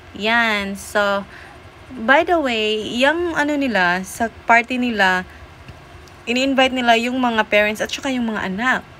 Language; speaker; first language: Filipino; non-native, local second language; Cebuano